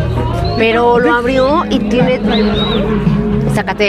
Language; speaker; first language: Spanish; native; Spanish